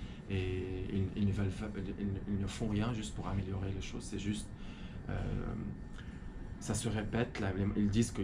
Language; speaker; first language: French; non-native, fluent; Arabic